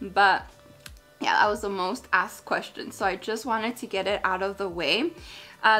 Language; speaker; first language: English; native; English